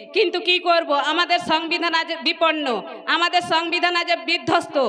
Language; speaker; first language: Bangla; non-native, local second language; Santali